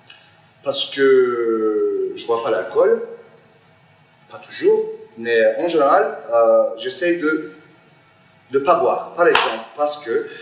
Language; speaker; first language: French; non-native, fluent; Turkish